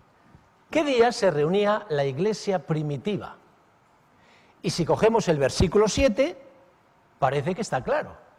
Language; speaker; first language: Spanish; native; Spanish